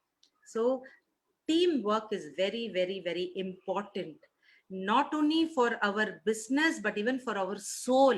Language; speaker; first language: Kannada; non-native, learner; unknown